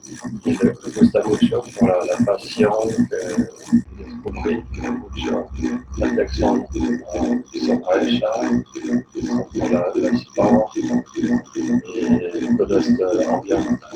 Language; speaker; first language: Spanish; non-native, learner; French